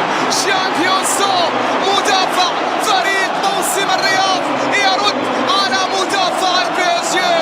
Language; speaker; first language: Arabic; native; Arabic